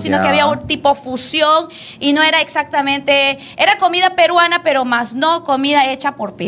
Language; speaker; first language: Spanish; native; Spanish